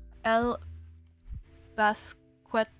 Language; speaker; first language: Spanish; non-native, learner; English